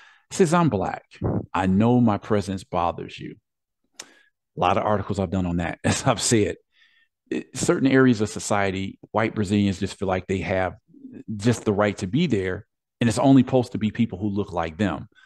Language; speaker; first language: English; native; English